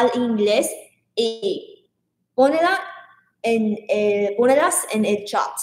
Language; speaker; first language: Spanish; non-native, learner; English